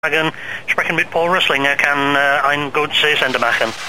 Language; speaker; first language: German; non-native, learner; English